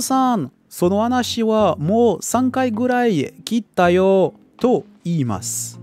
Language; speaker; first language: Japanese; non-native, learner; French